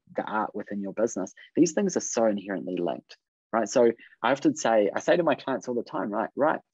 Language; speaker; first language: English; native; English